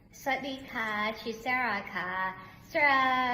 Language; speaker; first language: Thai; early bilingual, heritage; English